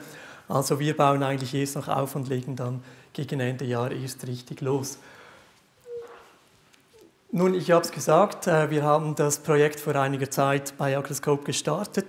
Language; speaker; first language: German; native; German